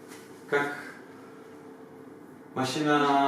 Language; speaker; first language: Russian; non-native, learner; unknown